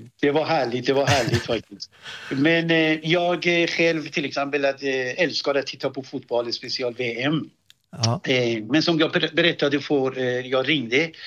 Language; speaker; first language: Swedish; non-native, fluent; Persian